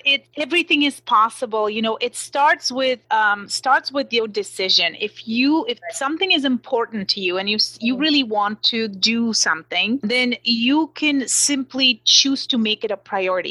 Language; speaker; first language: English; non-native, fluent; Slovak